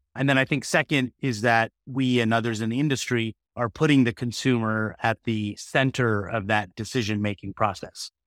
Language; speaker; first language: English; native; English